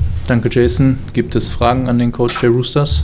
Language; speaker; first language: German; native; German